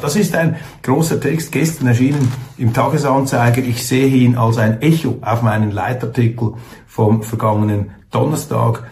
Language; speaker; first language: German; native; German